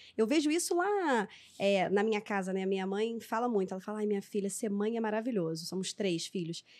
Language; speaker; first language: Portuguese; native; Portuguese